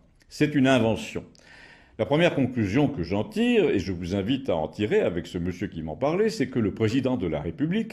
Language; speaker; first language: French; native; French